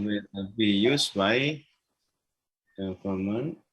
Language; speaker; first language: English; non-native, learner; Malay